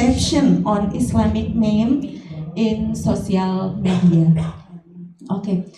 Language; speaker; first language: English; non-native, fluent; Indonesian